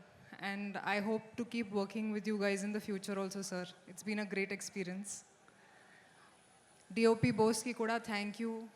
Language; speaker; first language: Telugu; non-native, local second language; Hindi